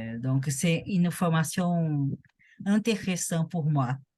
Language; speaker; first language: French; non-native, learner; Portuguese